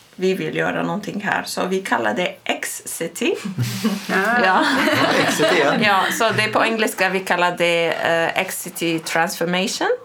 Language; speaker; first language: Swedish; non-native, fluent; Arabic